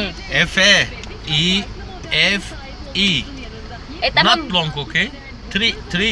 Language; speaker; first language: English; non-native, learner; Turkish